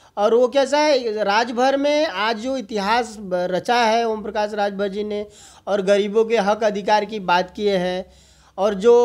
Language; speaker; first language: Hindi; native; Hindi